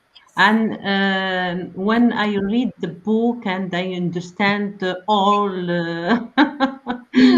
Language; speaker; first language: English; non-native, learner; Arabic